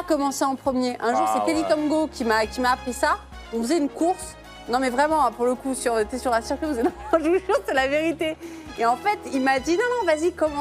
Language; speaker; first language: French; native; French